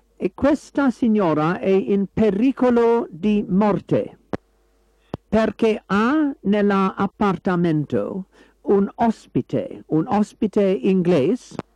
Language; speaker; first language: Italian; non-native, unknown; English